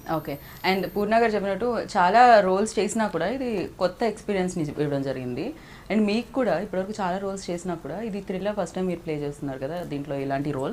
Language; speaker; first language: Telugu; native; Telugu